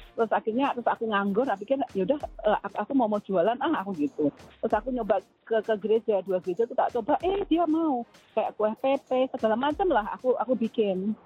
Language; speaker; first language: Indonesian; native; Indonesian